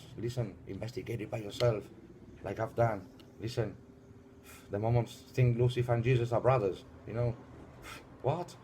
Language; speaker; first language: English; non-native, fluent; Spanish